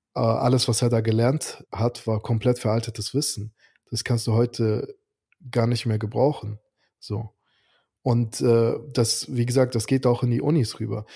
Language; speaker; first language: German; early bilingual, other home language; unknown